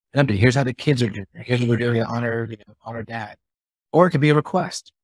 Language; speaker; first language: English; native; English